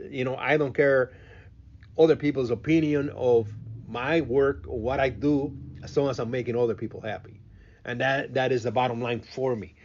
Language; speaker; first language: English; non-native, fluent; Spanish